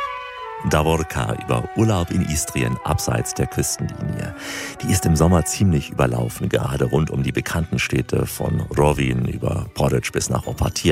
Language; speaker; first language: German; native; German